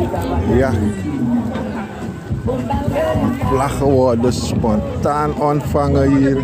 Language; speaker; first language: Dutch; non-native, local second language; Sranan Tongo